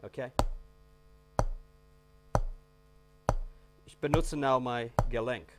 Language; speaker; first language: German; non-native, learner; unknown